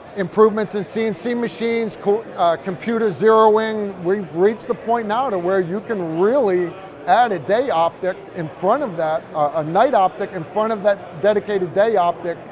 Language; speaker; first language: English; native; English